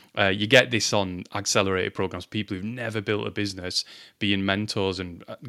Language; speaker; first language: English; native; English